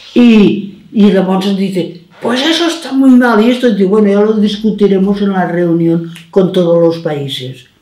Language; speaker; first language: Spanish; non-native, local second language; Catalan